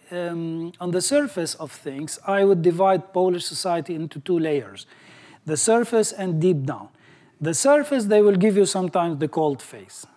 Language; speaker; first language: English; non-native, fluent; Arabic